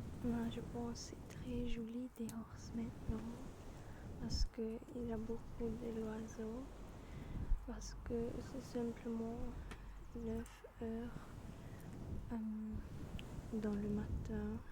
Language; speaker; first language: French; non-native, learner; German